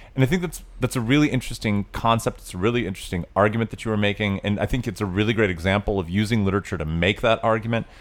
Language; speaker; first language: English; native; English